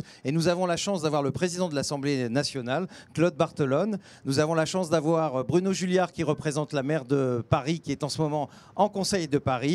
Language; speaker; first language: French; native; French